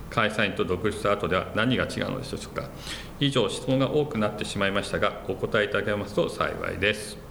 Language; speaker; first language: Japanese; non-native, fluent; English